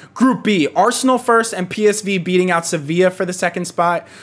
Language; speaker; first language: English; native; English